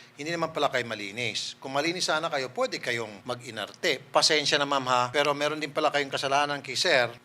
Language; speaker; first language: Filipino; native; Filipino